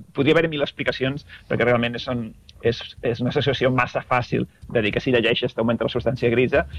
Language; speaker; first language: Catalan; native; Catalan